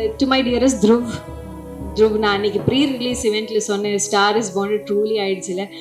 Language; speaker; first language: Tamil; non-native, fluent; Malayalam